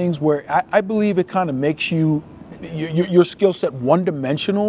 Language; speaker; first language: English; native; English